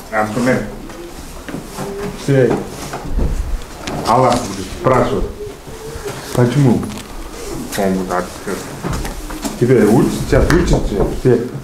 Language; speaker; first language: Russian; non-native, local second language; Kyrgyz